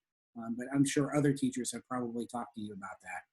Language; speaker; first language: English; native; English